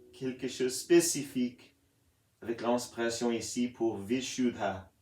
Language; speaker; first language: French; non-native, fluent; English